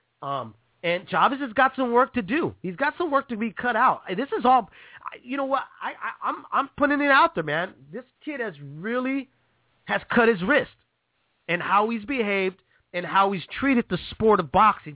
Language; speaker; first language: English; native; English